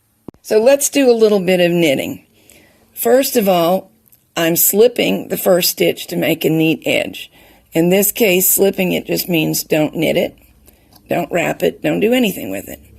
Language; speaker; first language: English; native; English